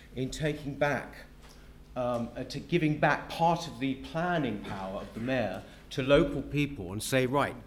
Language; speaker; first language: English; native; English